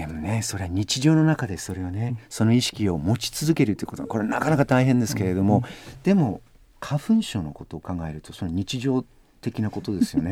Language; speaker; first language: Japanese; non-native, fluent; English